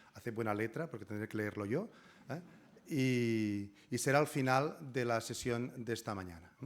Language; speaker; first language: Spanish; non-native, local second language; Catalan